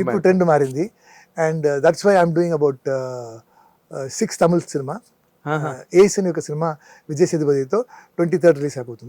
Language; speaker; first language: Telugu; non-native, local second language; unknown